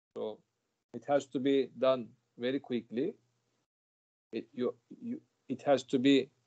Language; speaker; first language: English; non-native, fluent; Turkish